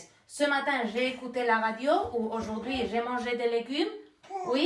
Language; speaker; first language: French; non-native, fluent; Basque